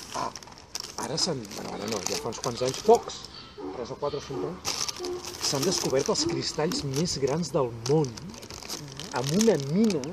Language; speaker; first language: Catalan; native; Catalan